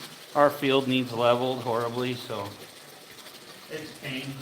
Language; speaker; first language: English; native; English